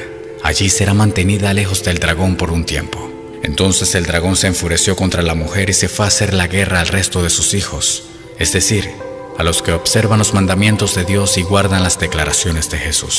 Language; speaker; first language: Spanish; native; Spanish